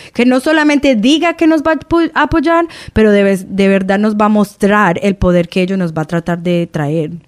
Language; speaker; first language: Spanish; early bilingual, heritage; Spanish